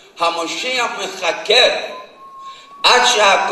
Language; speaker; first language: Hebrew; non-native, fluent; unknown